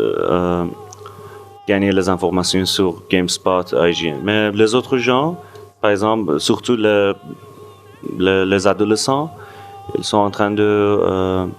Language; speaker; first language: French; non-native, fluent; Persian